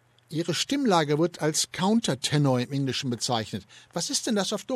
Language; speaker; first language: German; native; German